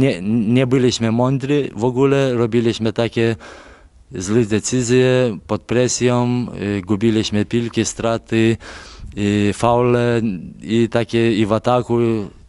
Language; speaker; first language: Polish; non-native, fluent; Lithuanian